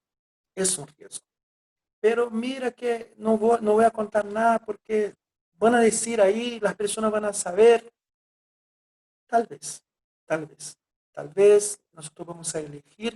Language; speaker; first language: Spanish; non-native, fluent; Portuguese